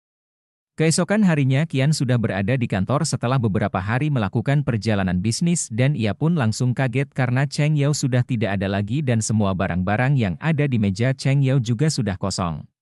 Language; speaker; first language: Indonesian; native; Indonesian